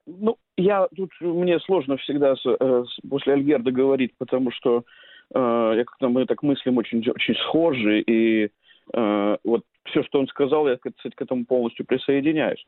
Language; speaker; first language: Russian; native; Russian